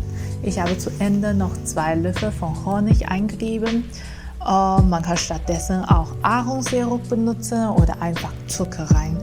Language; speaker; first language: German; non-native, fluent; Chinese